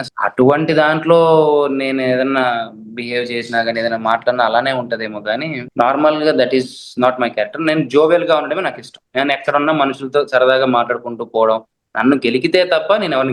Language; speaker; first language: Telugu; native; Telugu